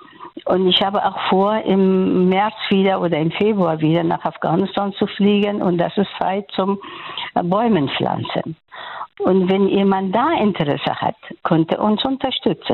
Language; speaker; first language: German; non-native, learner; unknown